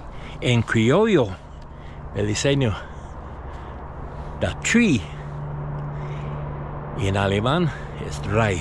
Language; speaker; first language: Spanish; non-native, fluent; English